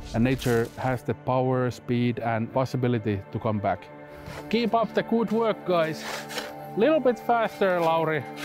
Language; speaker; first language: English; non-native, fluent; Finnish